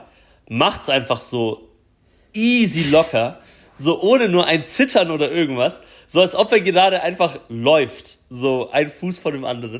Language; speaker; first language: German; native; German